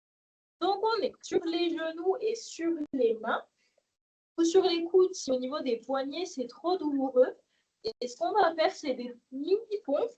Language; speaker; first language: French; native; French